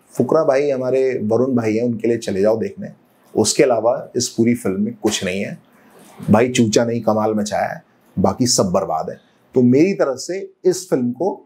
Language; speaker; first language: Hindi; native; Hindi